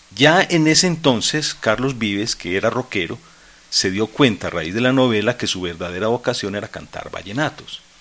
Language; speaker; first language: Spanish; native; Spanish